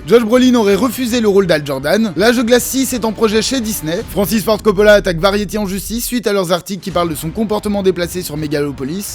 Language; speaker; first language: French; native; French